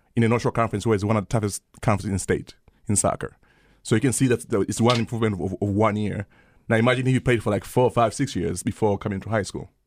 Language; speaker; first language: English; early bilingual, other home language; Swahili